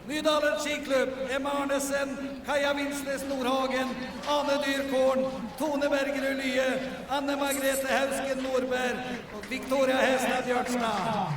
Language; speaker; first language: Swedish; native; Swedish